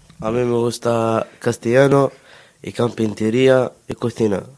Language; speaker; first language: Spanish; non-native, learner; Arabic